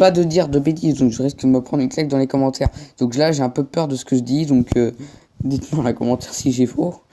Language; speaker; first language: French; native; French